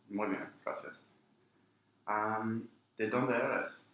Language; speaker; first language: Spanish; non-native, learner; English